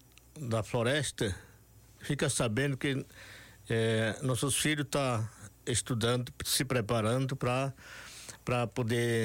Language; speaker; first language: Portuguese; non-native, local second language; Yanomámi